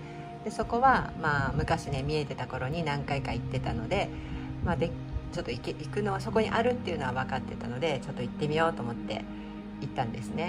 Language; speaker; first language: Japanese; native; Japanese